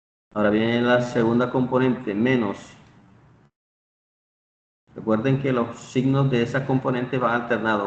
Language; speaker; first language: Spanish; native; Spanish